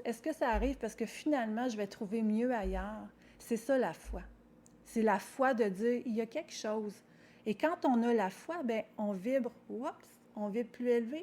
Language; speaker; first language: French; native; French